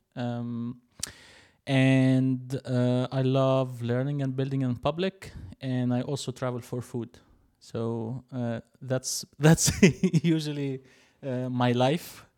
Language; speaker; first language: English; non-native, fluent; Arabic